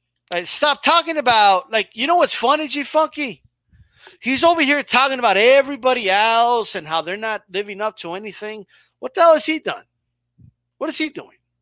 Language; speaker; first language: English; early bilingual, other home language; Spanish